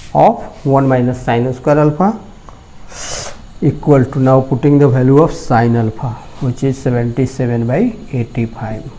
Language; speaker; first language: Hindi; native; Hindi